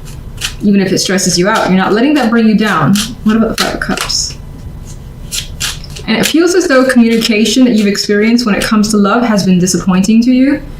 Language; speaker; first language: English; native; English